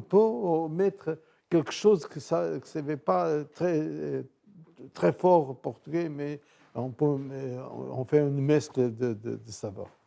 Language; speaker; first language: French; non-native, fluent; Portuguese